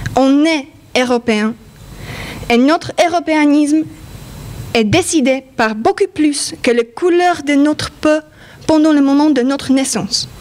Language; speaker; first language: French; non-native, fluent; Polish